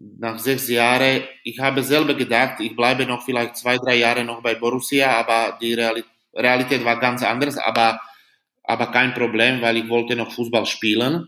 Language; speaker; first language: German; non-native, fluent; Slovak